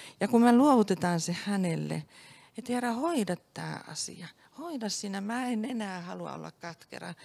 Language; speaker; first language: Finnish; native; Finnish